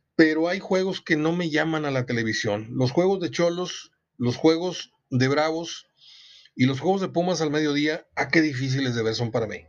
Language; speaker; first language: Spanish; native; Spanish